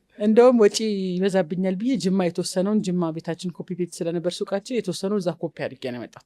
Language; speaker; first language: Amharic; non-native, local second language; Oromo